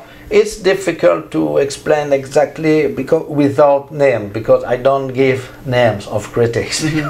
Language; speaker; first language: English; non-native, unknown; French